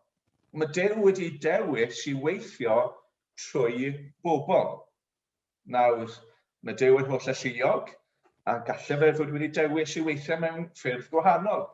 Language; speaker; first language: Welsh; native; Welsh